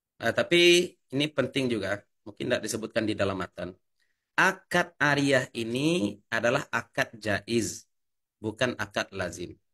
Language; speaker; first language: Indonesian; native; Indonesian